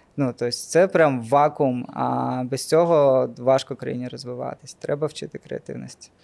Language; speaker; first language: Ukrainian; non-native, local second language; Russian